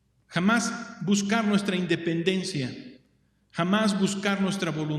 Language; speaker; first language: Spanish; native; Spanish